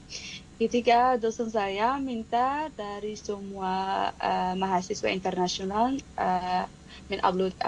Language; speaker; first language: Indonesian; non-native, fluent; Arabic